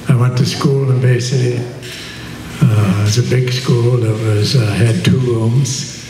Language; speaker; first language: English; native; English